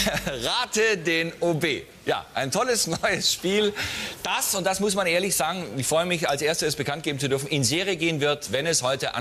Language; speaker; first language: German; native; German